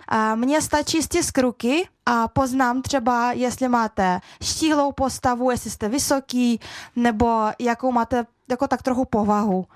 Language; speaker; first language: Czech; early bilingual, other home language; Russian